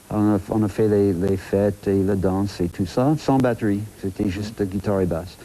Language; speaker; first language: French; non-native, fluent; English